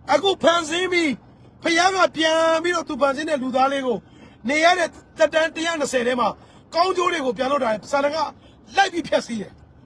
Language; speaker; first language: Burmese; native; Burmese